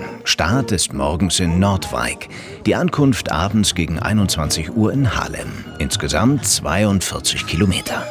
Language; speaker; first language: German; native; German